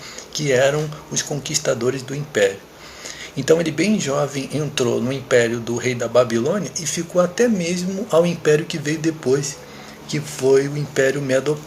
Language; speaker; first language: Portuguese; native; Portuguese